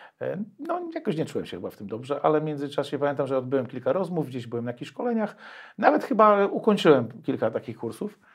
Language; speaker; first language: Polish; native; Polish